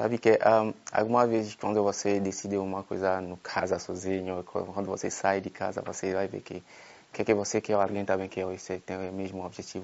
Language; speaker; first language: Portuguese; non-native, fluent; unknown